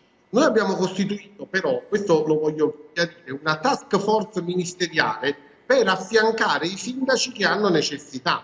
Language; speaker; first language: Italian; native; Italian